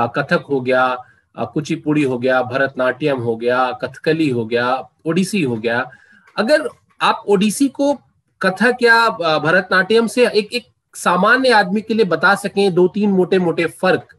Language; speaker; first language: Hindi; native; Hindi